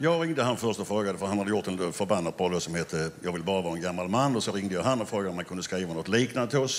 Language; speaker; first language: Swedish; native; Swedish